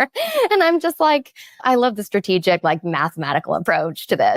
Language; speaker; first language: English; native; English